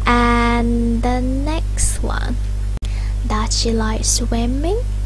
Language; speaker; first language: English; non-native, fluent; Thai